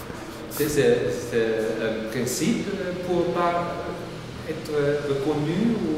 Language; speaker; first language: French; non-native, learner; German